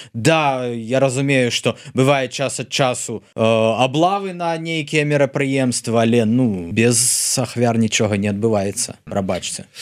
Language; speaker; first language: Belarusian; non-native, local second language; Russian